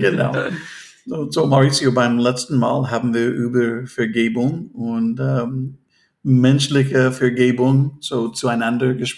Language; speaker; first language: German; non-native, fluent; English